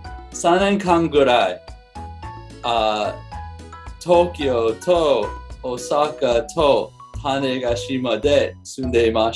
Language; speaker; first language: Japanese; non-native, learner; English